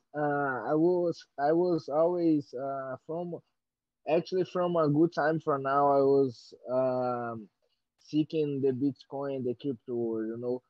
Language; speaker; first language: English; non-native, fluent; Portuguese